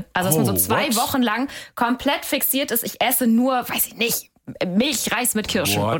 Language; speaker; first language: German; native; German